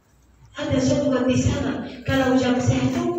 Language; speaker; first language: Indonesian; non-native, learner; Arabic